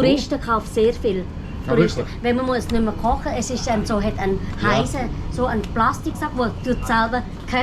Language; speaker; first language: German; non-native, fluent; Vietnamese